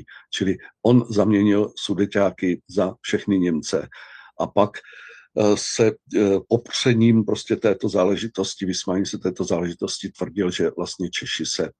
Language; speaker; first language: Czech; native; Czech